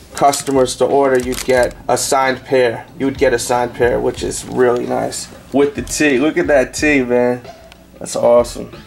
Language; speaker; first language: English; native; English